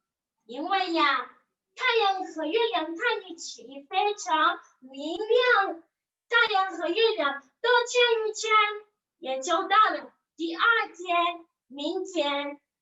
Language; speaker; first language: Chinese; non-native, learner; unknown